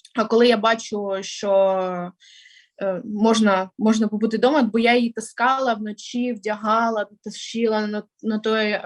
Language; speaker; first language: Ukrainian; non-native, local second language; Russian